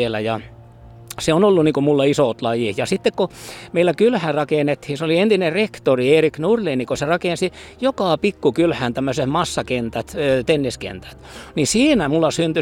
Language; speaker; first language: Finnish; early bilingual, heritage; Finnish